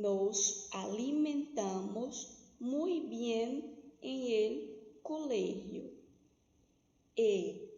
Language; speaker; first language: Spanish; non-native, fluent; Portuguese